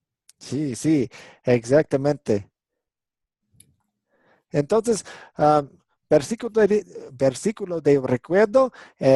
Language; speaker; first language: Spanish; non-native, fluent; English